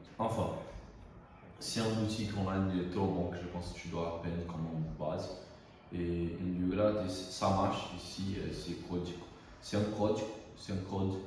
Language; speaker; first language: French; non-native, learner; Portuguese